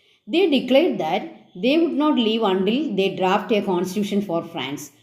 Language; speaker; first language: English; non-native, local second language; Malayalam